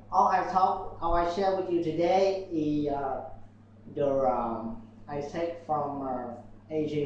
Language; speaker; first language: English; non-native, learner; Vietnamese